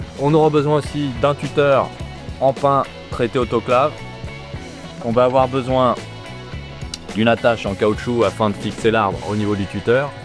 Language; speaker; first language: French; native; French